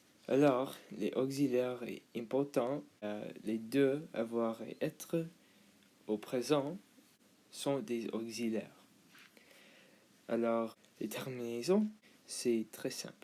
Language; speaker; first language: French; non-native, learner; English